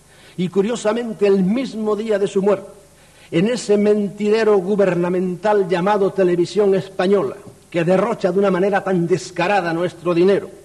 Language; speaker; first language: Spanish; native; Spanish